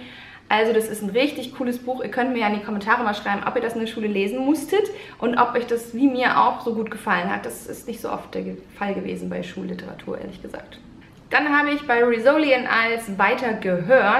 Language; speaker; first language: German; native; German